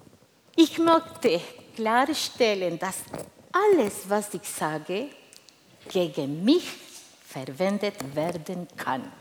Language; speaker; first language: German; non-native, fluent; Spanish